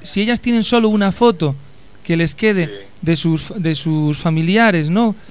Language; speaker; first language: Spanish; native; Spanish